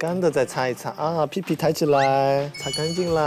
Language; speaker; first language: Chinese; native; Chinese